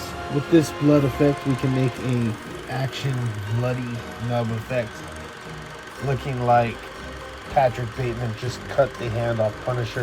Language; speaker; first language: English; native; English